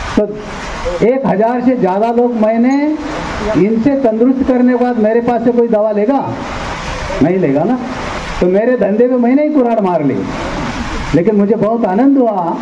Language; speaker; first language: Hindi; non-native, local second language; Marathi